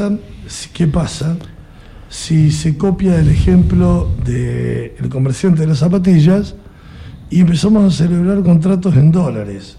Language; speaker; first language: Spanish; native; Spanish